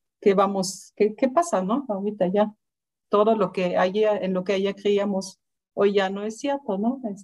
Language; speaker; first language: Spanish; non-native, fluent; German